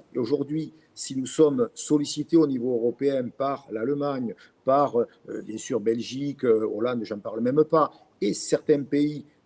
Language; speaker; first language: French; native; French